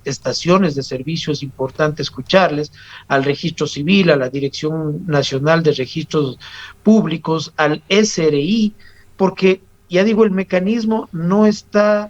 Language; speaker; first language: Spanish; native; Spanish